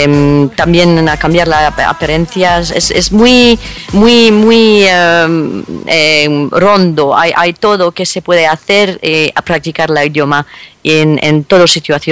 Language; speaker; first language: Spanish; non-native, fluent; French